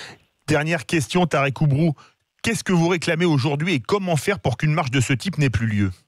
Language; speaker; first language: French; native; French